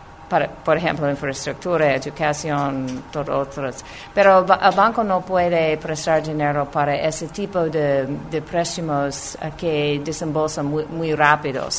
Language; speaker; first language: Spanish; non-native, fluent; English